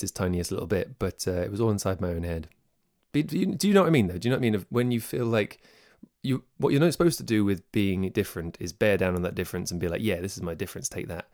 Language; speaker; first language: English; native; English